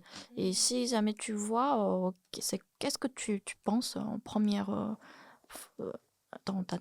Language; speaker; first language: French; non-native, fluent; Korean